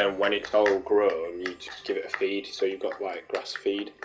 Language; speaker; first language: English; native; English